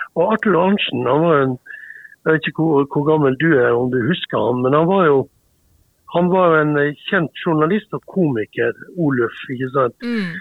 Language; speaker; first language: Norwegian; native; Norwegian